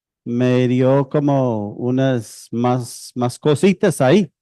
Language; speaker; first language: Spanish; non-native, fluent; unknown